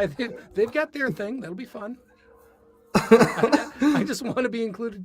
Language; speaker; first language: English; native; English